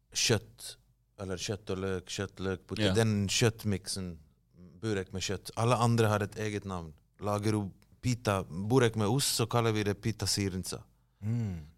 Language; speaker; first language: Norwegian; early bilingual, other home language; Bosnian